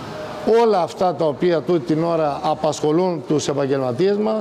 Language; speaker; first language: Greek; native; Greek